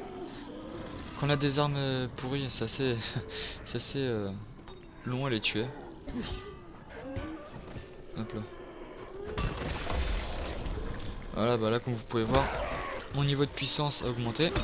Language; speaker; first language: French; native; French